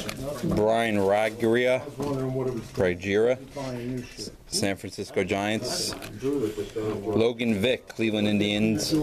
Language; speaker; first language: English; native; English